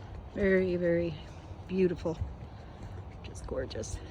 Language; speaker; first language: English; native; English